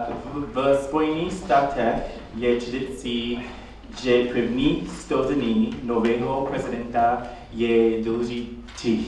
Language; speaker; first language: Czech; non-native, learner; English